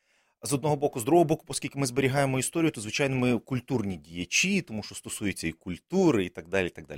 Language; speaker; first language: Ukrainian; native; Ukrainian